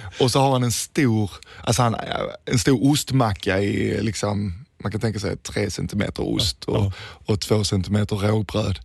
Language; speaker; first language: Swedish; early bilingual, other home language; Danish